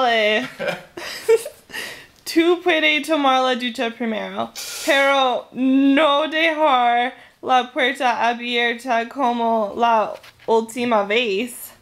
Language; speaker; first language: Spanish; non-native, learner; English